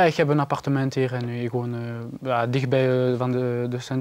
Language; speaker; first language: Dutch; non-native, learner; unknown